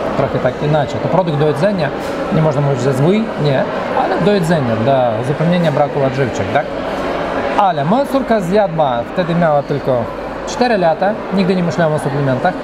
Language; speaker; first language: Polish; early bilingual, heritage; Russian